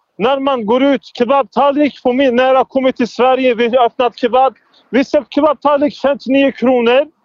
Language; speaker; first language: Swedish; non-native, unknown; Turkish